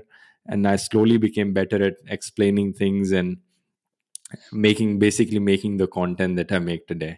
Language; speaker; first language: English; non-native, local second language; Hindi